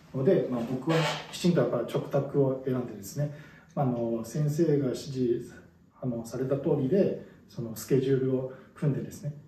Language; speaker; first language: Japanese; non-native, fluent; Chinese